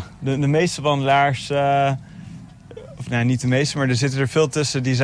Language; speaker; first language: Dutch; native; Dutch